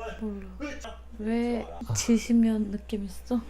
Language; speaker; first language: Korean; non-native, learner; Turkish